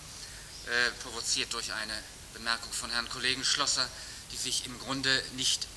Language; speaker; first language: German; native; German